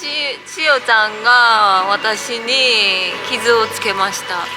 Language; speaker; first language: Japanese; native; Japanese